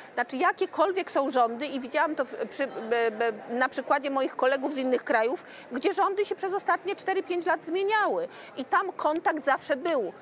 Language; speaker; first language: Polish; native; Polish